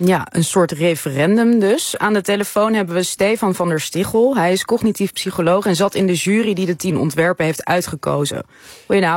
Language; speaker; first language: Dutch; native; Dutch